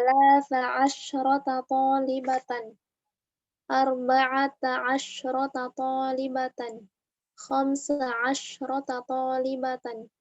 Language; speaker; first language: Arabic; non-native, learner; Indonesian